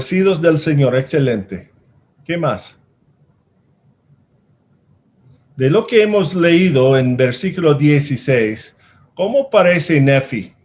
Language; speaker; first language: Spanish; non-native, fluent; English